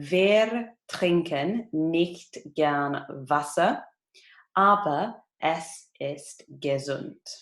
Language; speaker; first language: German; non-native, fluent; English